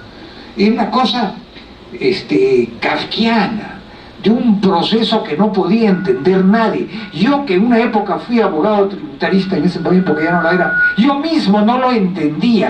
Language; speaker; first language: Spanish; native; Spanish